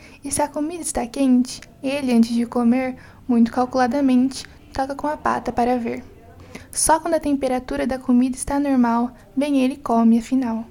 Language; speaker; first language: Portuguese; native; Portuguese